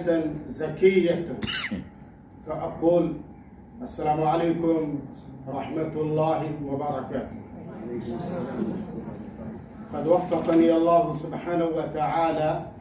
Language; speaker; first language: Arabic; non-native, fluent; Urdu